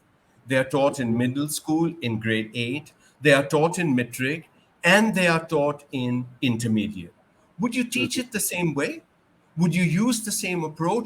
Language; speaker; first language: English; non-native, local second language; Urdu